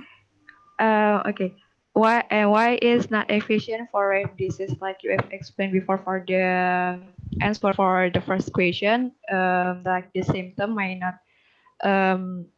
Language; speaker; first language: English; non-native, learner; Indonesian